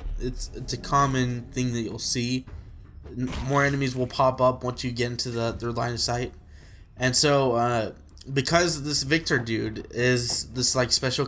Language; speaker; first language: English; native; English